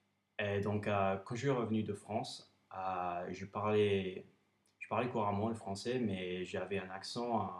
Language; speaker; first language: French; non-native, fluent; English